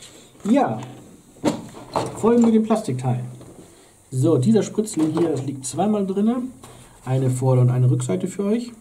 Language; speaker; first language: German; native; German